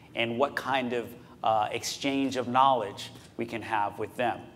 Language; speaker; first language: English; native; English